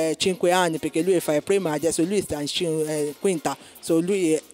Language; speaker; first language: Italian; non-native, learner; Yoruba